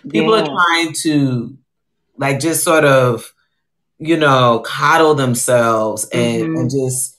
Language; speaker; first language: English; native; English